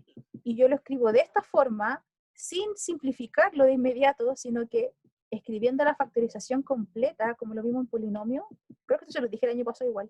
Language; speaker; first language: Spanish; native; Spanish